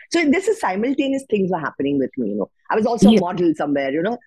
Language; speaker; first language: English; non-native, local second language; Marathi